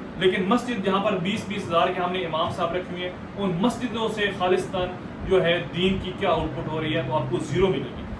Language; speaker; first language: Urdu; non-native, local second language; Punjabi